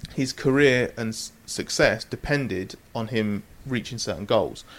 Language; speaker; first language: English; native; English